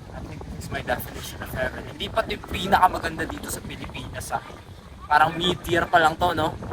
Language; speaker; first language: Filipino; non-native, local second language; Hiligaynon